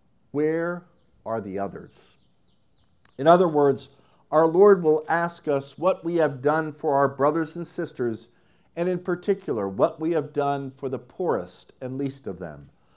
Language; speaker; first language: English; native; English